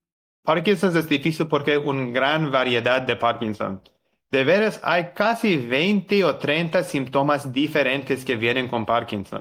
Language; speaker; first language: Spanish; non-native, learner; English